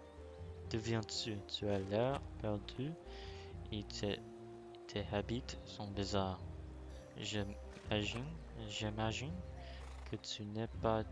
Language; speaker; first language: French; non-native, learner; English